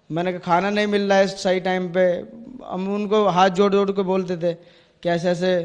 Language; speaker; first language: Hindi; native; Hindi